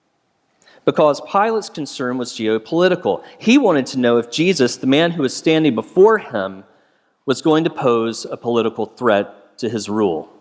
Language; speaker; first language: English; native; English